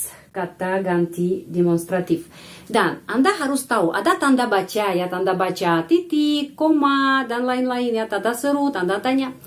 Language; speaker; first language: Indonesian; non-native, fluent; Russian